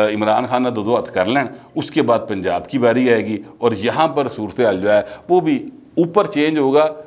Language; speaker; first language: Urdu; non-native, local second language; Punjabi